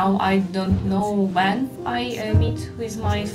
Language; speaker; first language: English; non-native, learner; Ukrainian